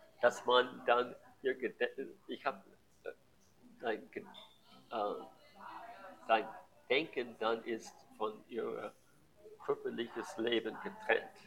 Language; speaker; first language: German; non-native, learner; English